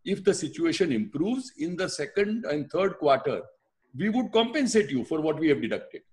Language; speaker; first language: English; non-native, local second language; Gujarati